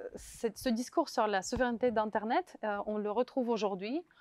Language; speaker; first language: French; non-native, fluent; Russian